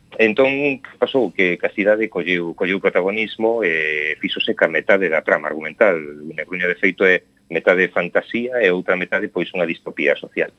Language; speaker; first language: Galician; native; Galician